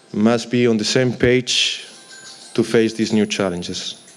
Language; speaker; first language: English; non-native, fluent; Galician